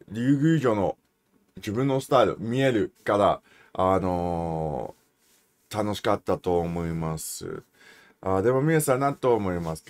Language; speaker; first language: Japanese; non-native, learner; English